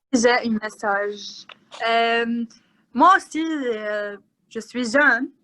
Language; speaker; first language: French; non-native, learner; Arabic